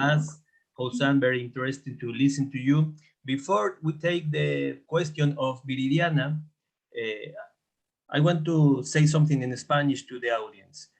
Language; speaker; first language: English; non-native, fluent; Spanish